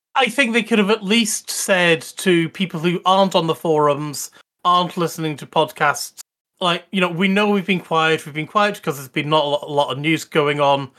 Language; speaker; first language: English; native; English